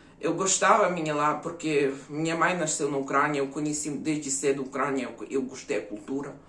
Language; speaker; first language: Portuguese; early bilingual, other home language; Ukrainian